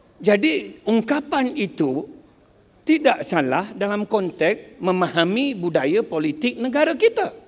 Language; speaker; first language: Malay; non-native, local second language; Chinese